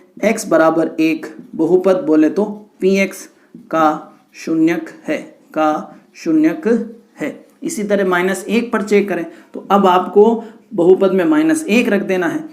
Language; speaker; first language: Hindi; native; Hindi